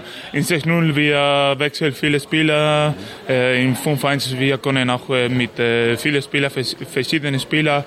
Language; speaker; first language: German; non-native, learner; Spanish